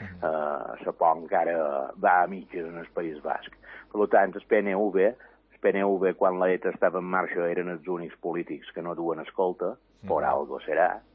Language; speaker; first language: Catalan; native; Catalan